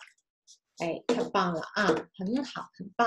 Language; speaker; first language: Chinese; native; Chinese